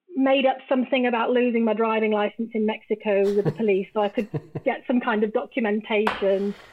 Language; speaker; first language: English; native; English